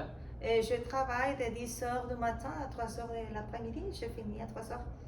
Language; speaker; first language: French; non-native, fluent; Spanish